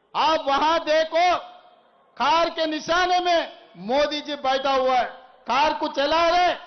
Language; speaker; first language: Hindi; non-native, local second language; Telugu